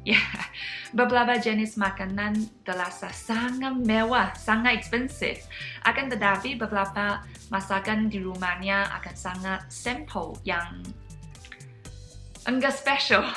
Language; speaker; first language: Indonesian; non-native, fluent; Chinese